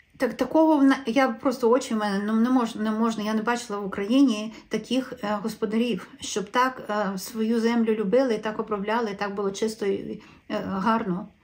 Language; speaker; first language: Ukrainian; native; Ukrainian